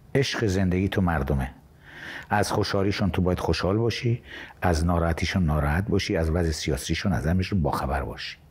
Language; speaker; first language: Persian; native; Persian